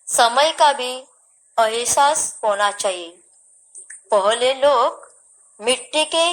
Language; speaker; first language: Hindi; non-native, local second language; Marathi